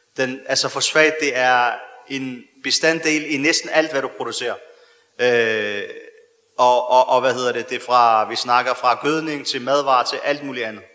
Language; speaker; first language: Danish; early bilingual, other home language; Arabic